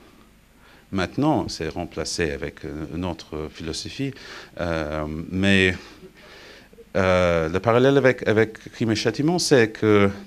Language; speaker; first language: French; non-native, fluent; English